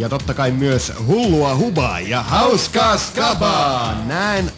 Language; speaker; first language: Finnish; native; Finnish